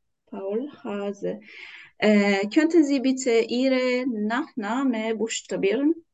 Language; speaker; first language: German; non-native, learner; Turkish